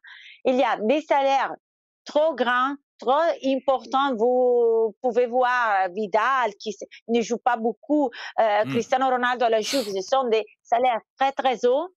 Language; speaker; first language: French; non-native, fluent; Italian